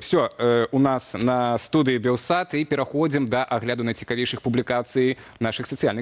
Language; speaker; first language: Belarusian; native; Belarusian